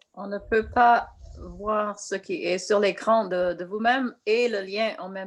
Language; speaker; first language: French; non-native, local second language; English